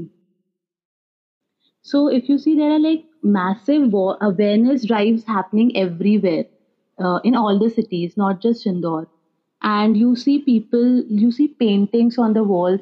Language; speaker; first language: English; non-native, local second language; Hindi